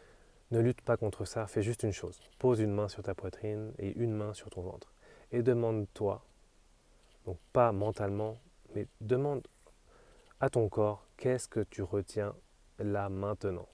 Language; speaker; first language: French; native; French